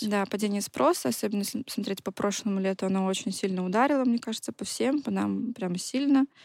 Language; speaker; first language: Russian; native; Russian